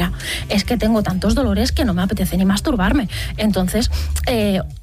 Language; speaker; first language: Spanish; native; Spanish